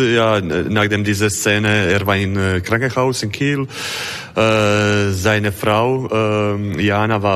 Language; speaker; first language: German; non-native, learner; Croatian